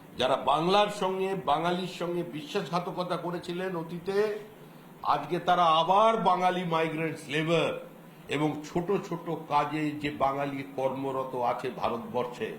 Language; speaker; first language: Bangla; native; Bangla